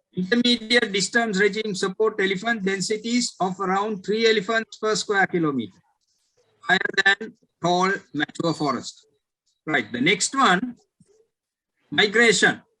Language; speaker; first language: English; non-native, local second language; Sinhala